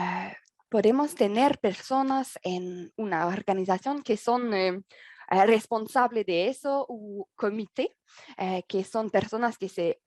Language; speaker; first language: Spanish; non-native, learner; French